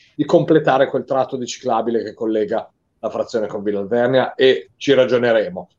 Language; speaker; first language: Italian; native; Italian